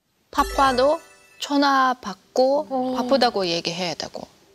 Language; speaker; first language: Korean; non-native, fluent; Russian